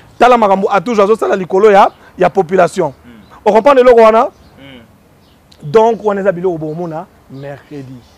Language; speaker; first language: Lingala; non-native, local second language; Swahili